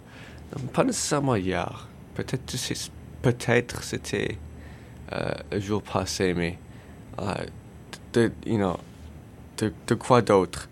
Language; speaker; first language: French; non-native, learner; English